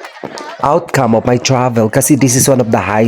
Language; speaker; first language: English; non-native, local second language; Filipino